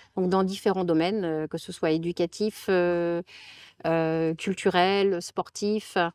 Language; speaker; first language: French; native; French